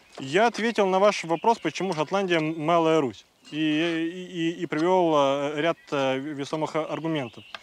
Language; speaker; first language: Russian; non-native, fluent; English